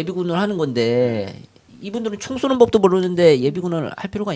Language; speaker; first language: Korean; native; Korean